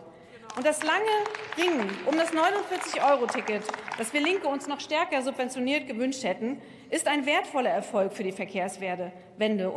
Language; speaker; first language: German; native; German